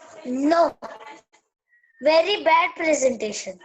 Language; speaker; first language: English; non-native, learner; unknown